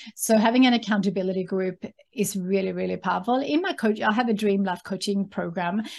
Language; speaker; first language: English; non-native, fluent; Swedish